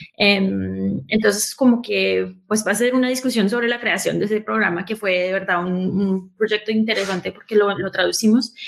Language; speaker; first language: Spanish; early bilingual, heritage; Spanish